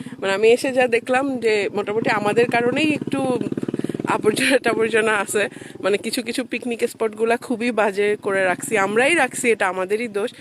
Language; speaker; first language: Bangla; native; Bangla